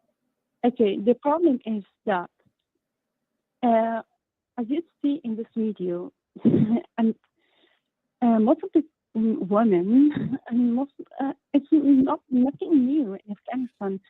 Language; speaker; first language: English; non-native, learner; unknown